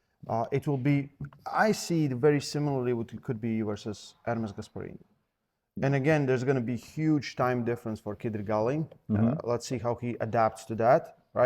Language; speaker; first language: English; non-native, fluent; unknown